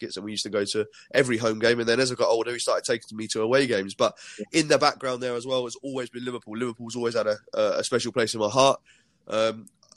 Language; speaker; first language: English; native; English